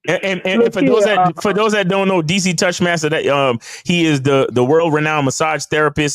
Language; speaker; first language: English; native; English